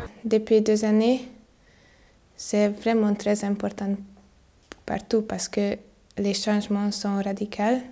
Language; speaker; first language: French; non-native, learner; Hungarian